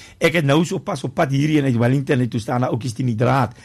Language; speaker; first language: Afrikaans; native; Afrikaans